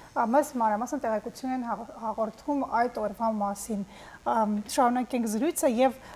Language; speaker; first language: Armenian; native; Armenian